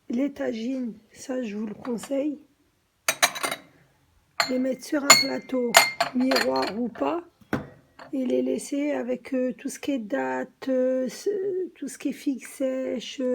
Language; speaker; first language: French; native; French